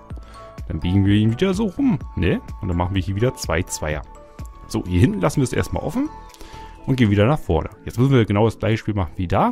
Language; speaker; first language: German; native; German